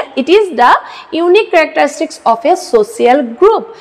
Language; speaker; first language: English; non-native, local second language; Assamese